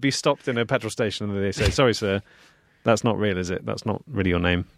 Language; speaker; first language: English; native; English